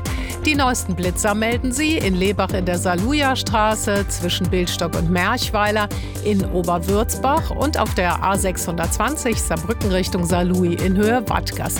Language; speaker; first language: German; native; German